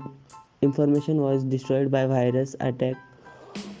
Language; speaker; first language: English; non-native, local second language; Marathi